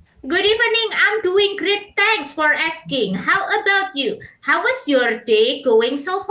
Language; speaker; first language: English; non-native, learner; Indonesian